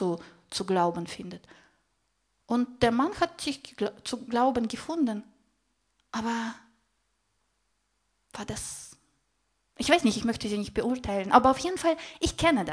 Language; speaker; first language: German; non-native, fluent; Russian